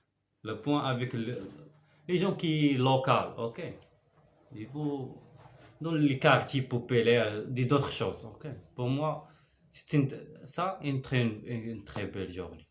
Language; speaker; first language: French; non-native, learner; Arabic